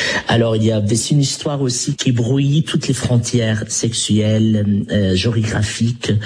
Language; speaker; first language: French; non-native, local second language; Arabic